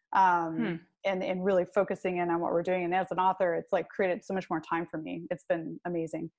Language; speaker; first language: English; native; English